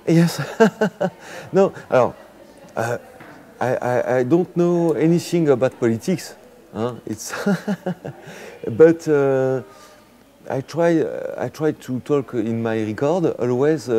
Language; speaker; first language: English; non-native, fluent; French